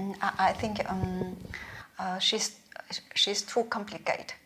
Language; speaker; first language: English; non-native, learner; Vietnamese